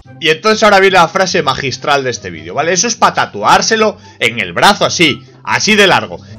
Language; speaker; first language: Spanish; native; Spanish